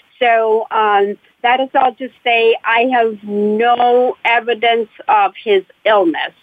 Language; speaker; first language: English; non-native, fluent; Russian